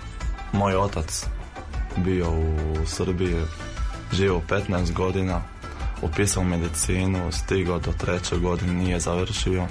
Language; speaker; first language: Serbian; non-native, fluent; Arabic